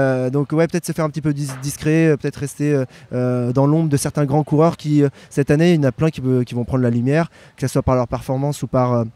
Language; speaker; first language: French; native; French